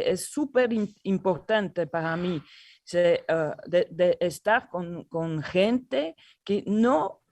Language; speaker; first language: Spanish; non-native, learner; French